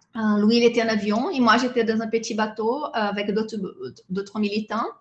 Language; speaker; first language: French; non-native, fluent; Portuguese